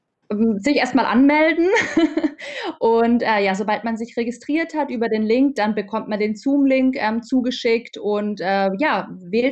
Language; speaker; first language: German; native; German